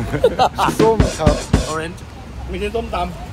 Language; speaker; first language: Thai; native; Thai